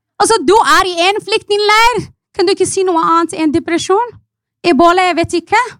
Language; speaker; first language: Norwegian; non-native, fluent; Arabic